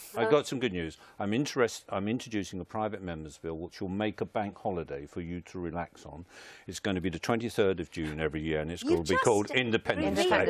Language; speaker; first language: English; native; English